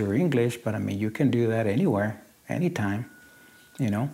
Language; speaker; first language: English; non-native, fluent; Spanish